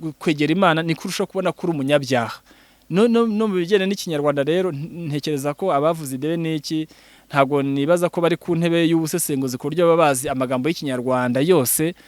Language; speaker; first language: Kinyarwanda; native; Kinyarwanda